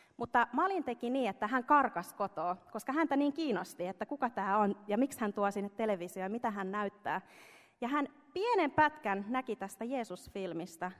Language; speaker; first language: Finnish; early bilingual, heritage; Finnish